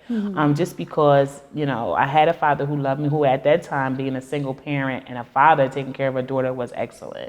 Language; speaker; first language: English; native; English